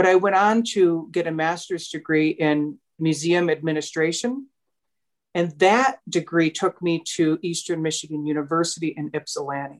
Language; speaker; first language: English; native; English